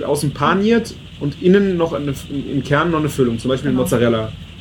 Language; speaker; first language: German; native; German